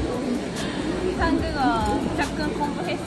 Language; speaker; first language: Korean; non-native, learner; Japanese